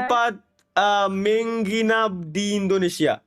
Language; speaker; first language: Indonesian; non-native, learner; Bangla